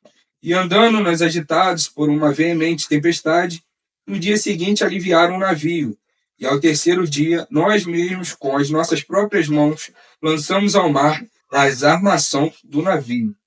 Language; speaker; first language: Portuguese; native; Portuguese